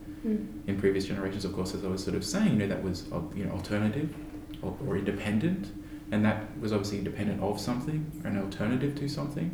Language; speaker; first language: English; native; English